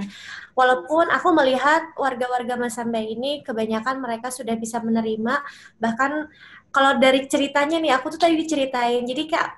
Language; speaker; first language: Indonesian; native; Indonesian